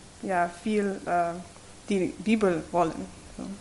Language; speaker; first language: German; non-native, fluent; English